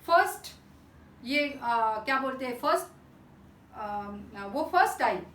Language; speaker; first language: Hindi; non-native, local second language; Marathi